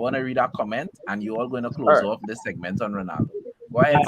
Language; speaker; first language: English; native; English